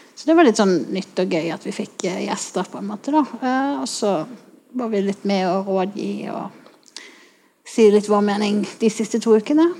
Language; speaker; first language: Norwegian; native; Norwegian